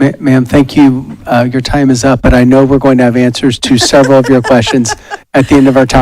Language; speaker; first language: English; native; English